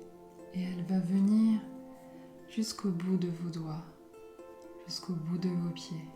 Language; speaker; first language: French; native; French